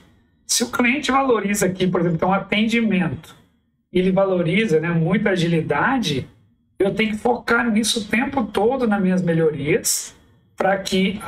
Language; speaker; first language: Portuguese; native; Portuguese